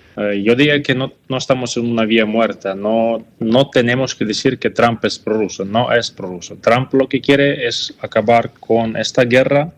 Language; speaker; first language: Spanish; non-native, fluent; Ukrainian